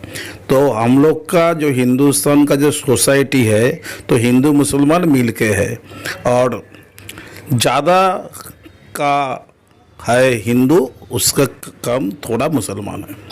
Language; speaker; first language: Hindi; non-native, local second language; Bangla